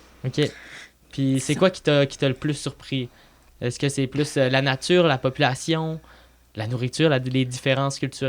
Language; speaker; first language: French; native; French